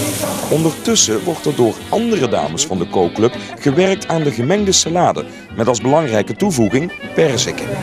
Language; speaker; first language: Dutch; native; Dutch